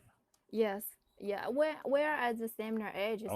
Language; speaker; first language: English; non-native, learner; Chinese